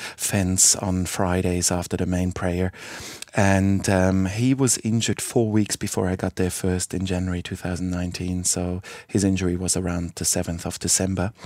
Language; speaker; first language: English; non-native, fluent; Swiss German